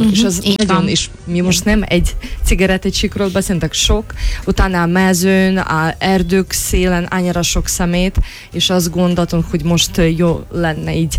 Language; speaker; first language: Hungarian; non-native, learner; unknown